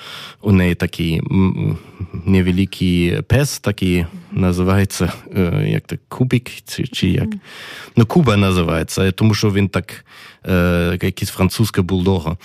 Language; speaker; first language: Ukrainian; non-native, learner; German